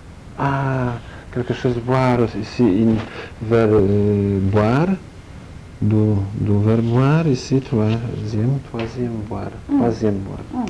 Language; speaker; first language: French; non-native, learner; Polish